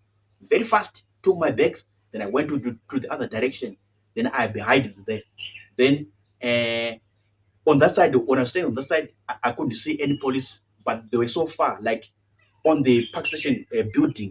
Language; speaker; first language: English; non-native, local second language; Shona